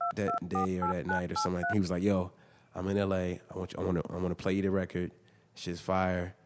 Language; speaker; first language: English; native; English